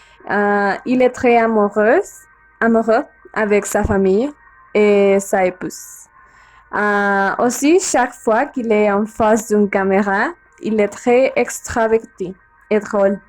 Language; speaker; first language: French; non-native, learner; Spanish